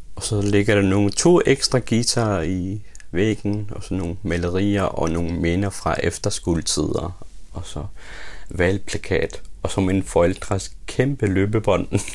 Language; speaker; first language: Danish; non-native, local second language; Kalaallisut